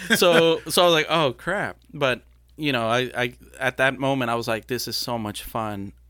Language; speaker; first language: English; early bilingual, other home language; Spanish